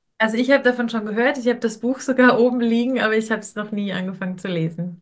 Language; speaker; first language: German; native; German